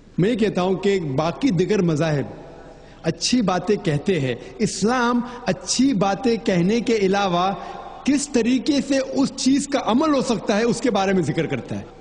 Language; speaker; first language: Urdu; non-native, local second language; Konkani